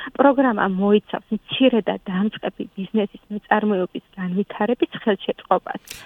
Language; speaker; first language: Georgian; native; Georgian